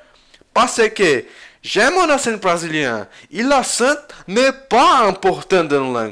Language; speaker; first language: French; non-native, learner; Portuguese